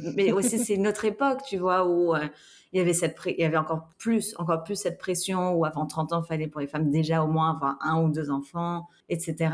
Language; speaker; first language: French; native; French